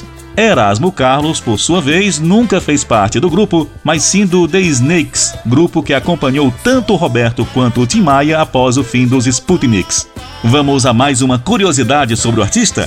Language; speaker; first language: Portuguese; native; Portuguese